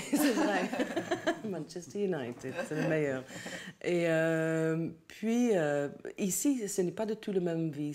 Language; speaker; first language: French; non-native, learner; English